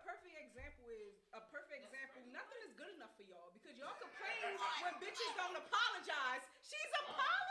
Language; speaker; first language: English; native; English